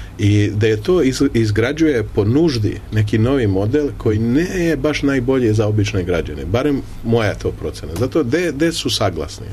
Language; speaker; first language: Serbian; early bilingual, heritage; Serbian